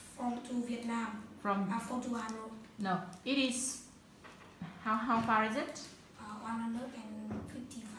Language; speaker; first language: English; non-native, learner; Vietnamese